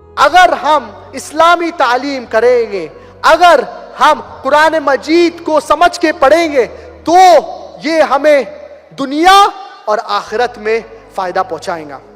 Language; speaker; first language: Urdu; non-native, local second language; Konkani